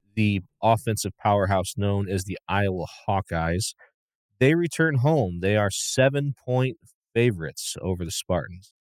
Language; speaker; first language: English; native; English